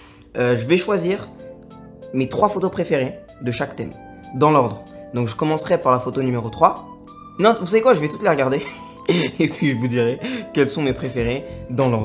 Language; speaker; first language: French; native; French